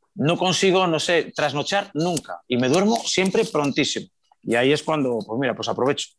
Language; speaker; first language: Spanish; native; Spanish